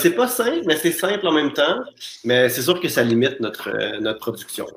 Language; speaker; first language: French; native; French